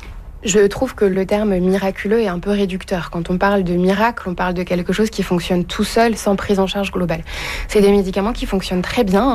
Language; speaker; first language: French; native; French